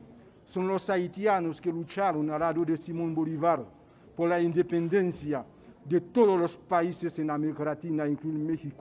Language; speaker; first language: Spanish; non-native, fluent; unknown